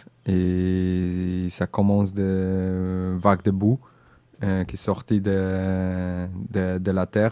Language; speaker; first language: French; non-native, learner; Indonesian